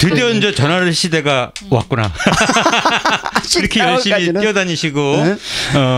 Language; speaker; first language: Korean; native; Korean